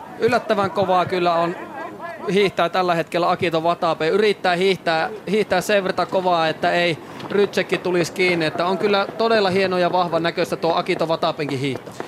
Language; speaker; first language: Finnish; native; Finnish